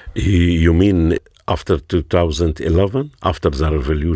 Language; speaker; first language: English; non-native, learner; Arabic